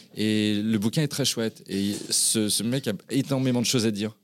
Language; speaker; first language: French; native; French